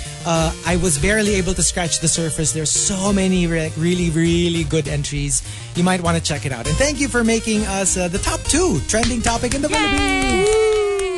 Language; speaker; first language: English; non-native, local second language; Filipino